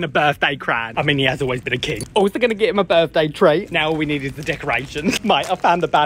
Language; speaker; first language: English; native; English